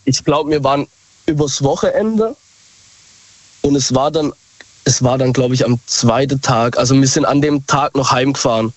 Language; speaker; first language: German; native; German